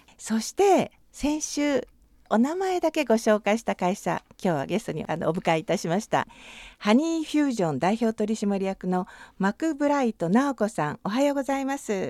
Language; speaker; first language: Japanese; native; Japanese